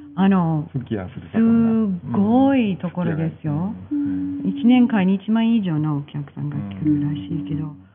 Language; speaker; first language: Japanese; non-native, fluent; English